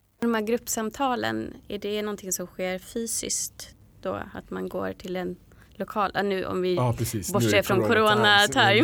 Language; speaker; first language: Swedish; native; Swedish